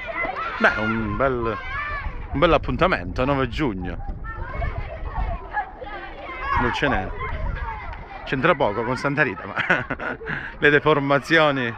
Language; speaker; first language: Italian; native; Italian